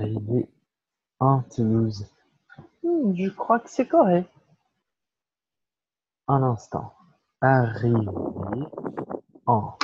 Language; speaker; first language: French; non-native, fluent; Portuguese